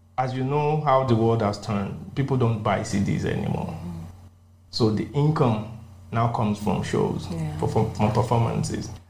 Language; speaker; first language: English; non-native, local second language; Yoruba